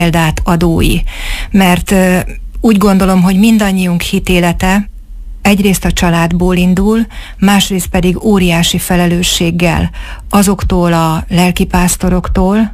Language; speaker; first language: Hungarian; native; Hungarian